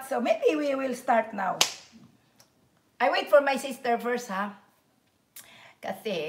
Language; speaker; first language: English; non-native, local second language; Filipino